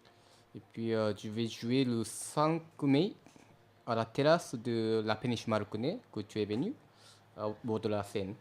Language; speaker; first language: French; non-native, learner; Japanese